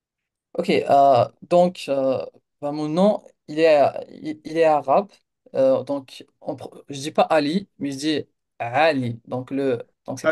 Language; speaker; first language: French; non-native, local second language; Kabyle